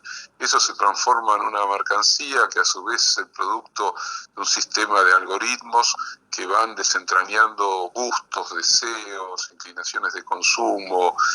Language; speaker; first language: Spanish; native; Spanish